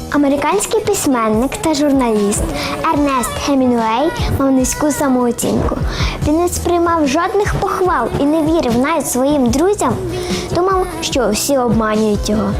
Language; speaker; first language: Ukrainian; native; Ukrainian